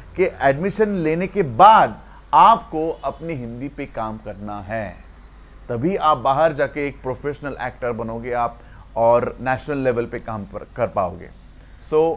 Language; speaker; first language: Hindi; non-native, local second language; Marathi